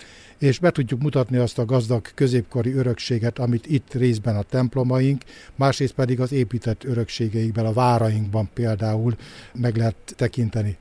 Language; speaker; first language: Hungarian; native; Hungarian